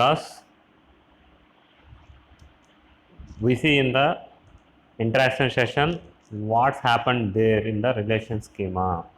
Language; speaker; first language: English; non-native, local second language; Telugu